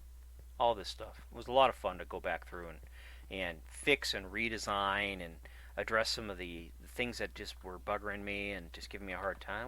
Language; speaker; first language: English; native; English